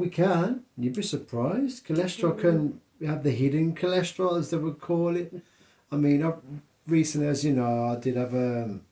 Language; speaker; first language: English; native; English